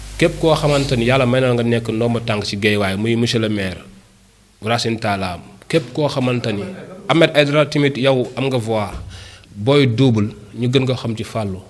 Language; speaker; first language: Wolof; native; Wolof